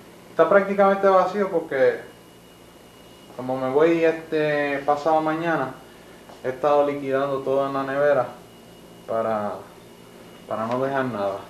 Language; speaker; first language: Spanish; native; Spanish